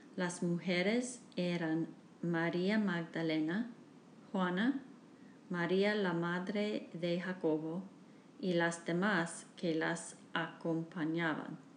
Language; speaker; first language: Spanish; non-native, learner; English